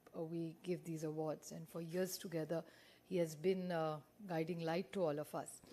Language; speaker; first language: English; non-native, local second language; Marathi